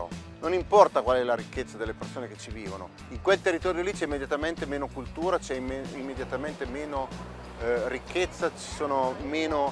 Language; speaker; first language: Italian; native; Italian